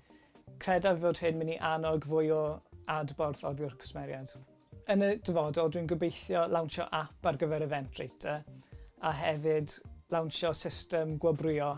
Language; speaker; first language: Welsh; native; Welsh